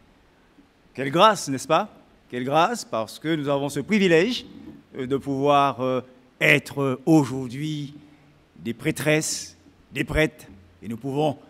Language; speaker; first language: French; native; French